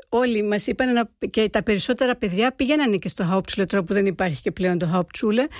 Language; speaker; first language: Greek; early bilingual, heritage; Greek